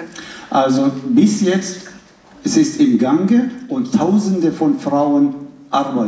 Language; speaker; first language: German; non-native, fluent; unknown